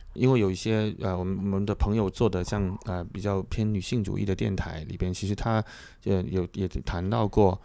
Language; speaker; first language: Chinese; native; Chinese